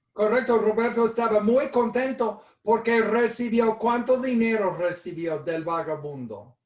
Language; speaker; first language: Spanish; non-native, fluent; English